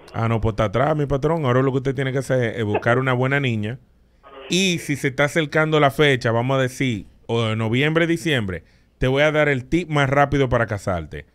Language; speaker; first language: Spanish; native; Spanish